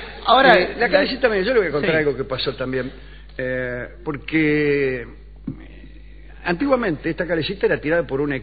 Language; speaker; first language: Spanish; native; Spanish